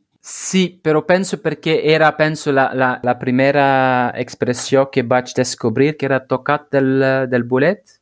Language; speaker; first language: Italian; non-native, fluent; Dutch